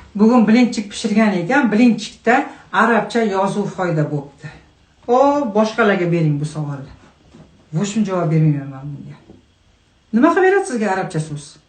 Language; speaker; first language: Uzbek; non-native, local second language; Kazakh